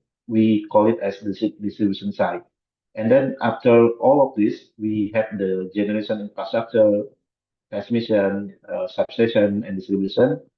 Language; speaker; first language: English; non-native, fluent; Indonesian